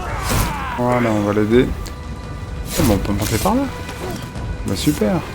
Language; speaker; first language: French; native; French